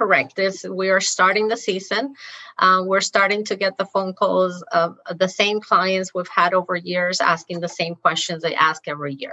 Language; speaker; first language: English; non-native, fluent; Spanish